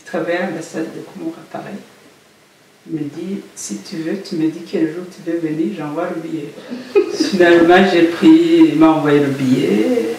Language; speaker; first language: French; non-native, local second language; Kinyarwanda